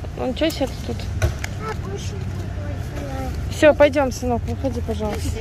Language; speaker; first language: Russian; native; Russian